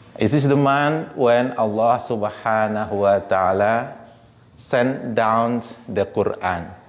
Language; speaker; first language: English; non-native, fluent; Indonesian